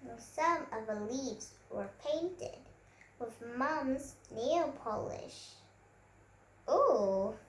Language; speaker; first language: English; non-native, learner; Vietnamese